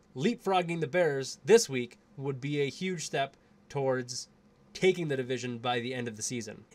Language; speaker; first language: English; native; English